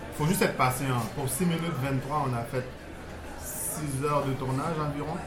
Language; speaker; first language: French; native; French